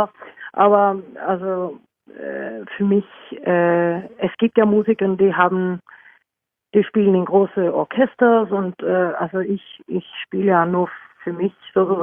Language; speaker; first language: German; non-native, fluent; Norwegian